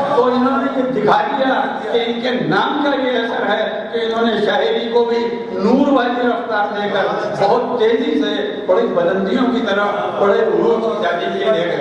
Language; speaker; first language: Urdu; native; Urdu